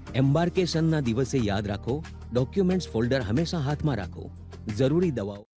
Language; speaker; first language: Gujarati; native; Gujarati